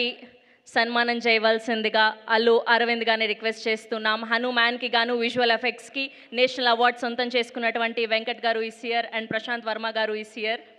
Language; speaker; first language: Telugu; native; Telugu